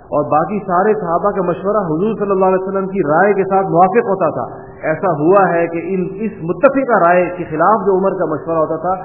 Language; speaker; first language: Urdu; non-native, local second language; Pashto